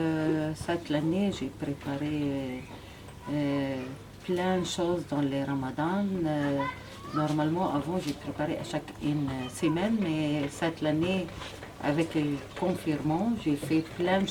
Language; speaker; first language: French; non-native, learner; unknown